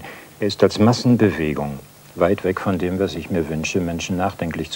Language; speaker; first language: German; native; German